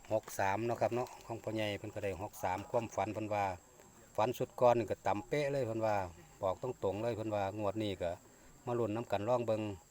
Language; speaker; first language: Thai; native; Thai